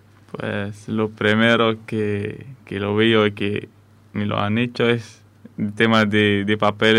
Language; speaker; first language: Spanish; non-native, fluent; Arabic